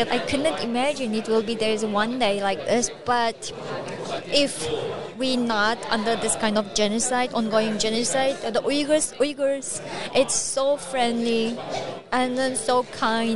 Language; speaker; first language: English; non-native, learner; Chinese